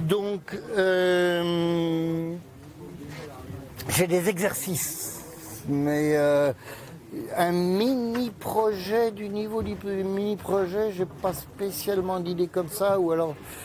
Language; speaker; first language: French; native; French